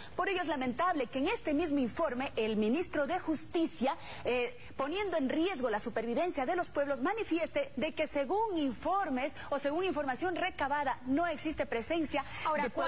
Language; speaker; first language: Spanish; native; Spanish